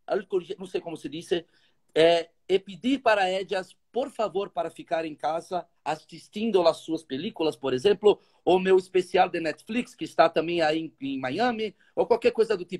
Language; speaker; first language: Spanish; non-native, learner; Portuguese